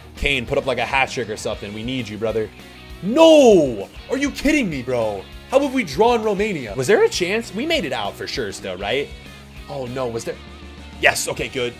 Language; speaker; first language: English; native; English